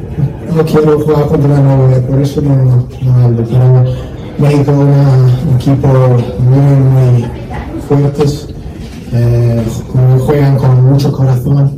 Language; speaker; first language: Spanish; non-native, learner; English